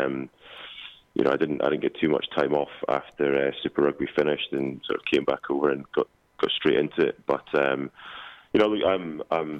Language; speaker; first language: English; native; English